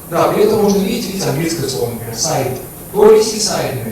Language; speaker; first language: Russian; native; Russian